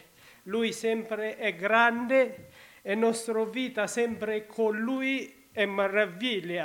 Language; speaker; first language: Italian; non-native, learner; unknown